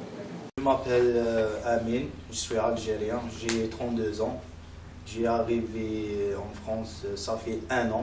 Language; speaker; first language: French; non-native, learner; Arabic